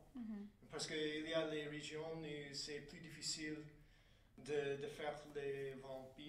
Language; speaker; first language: French; non-native, fluent; English